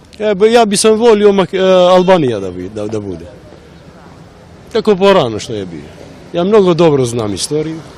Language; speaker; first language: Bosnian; non-native, learner; Albanian